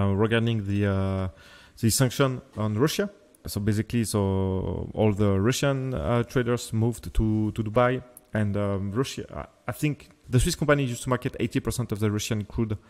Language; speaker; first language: English; non-native, fluent; French